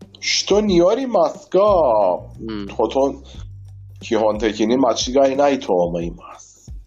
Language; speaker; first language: Japanese; non-native, learner; Persian